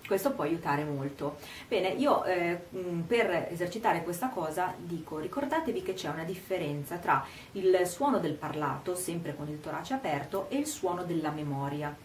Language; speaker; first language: Italian; native; Italian